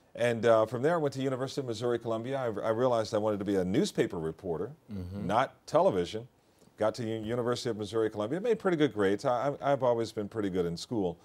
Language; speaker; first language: English; native; English